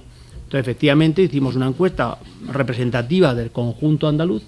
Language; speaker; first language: Spanish; native; Spanish